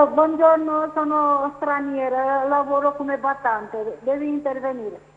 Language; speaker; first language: Italian; non-native, learner; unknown